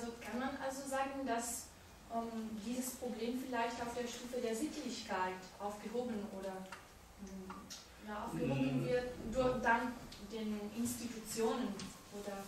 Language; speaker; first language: German; non-native, fluent; Italian